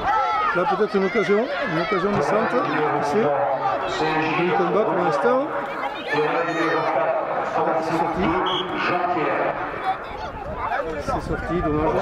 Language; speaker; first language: French; native; French